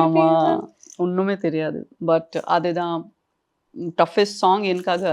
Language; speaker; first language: Tamil; non-native, local second language; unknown